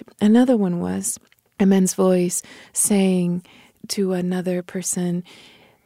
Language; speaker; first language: English; non-native, fluent; Spanish